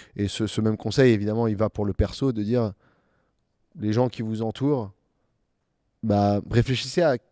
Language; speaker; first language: French; native; French